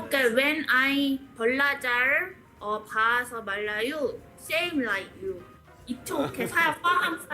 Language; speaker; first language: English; non-native, learner; Korean